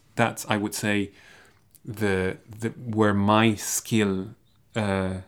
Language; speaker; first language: English; non-native, fluent; Spanish